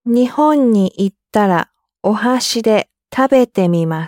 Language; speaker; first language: Japanese; non-native, learner; English